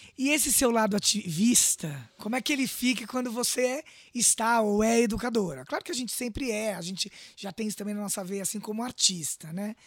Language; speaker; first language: Portuguese; native; Portuguese